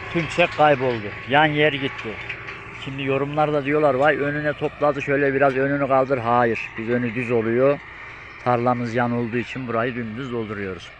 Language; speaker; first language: Turkish; native; Turkish